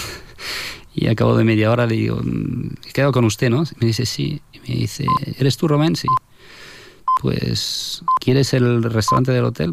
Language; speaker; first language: Spanish; non-native, fluent; French